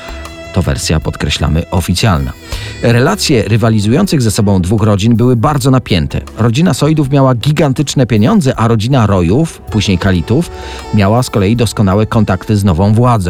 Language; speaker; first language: Polish; native; Polish